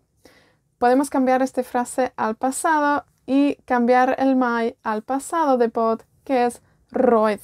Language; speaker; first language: Spanish; non-native, fluent; Welsh